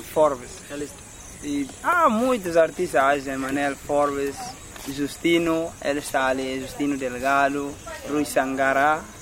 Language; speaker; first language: Portuguese; non-native, local second language; Upper Guinea Crioulo